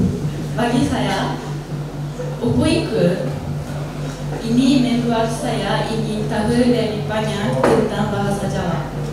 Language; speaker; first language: Indonesian; non-native, learner; Japanese